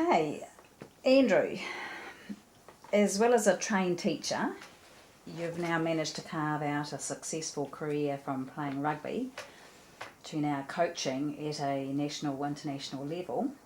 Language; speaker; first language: English; native; English